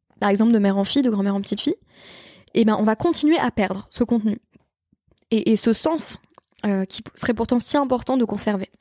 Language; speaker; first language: French; native; French